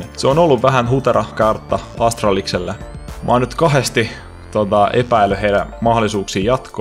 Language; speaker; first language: Finnish; native; Finnish